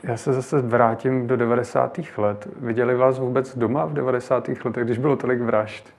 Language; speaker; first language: Czech; native; Czech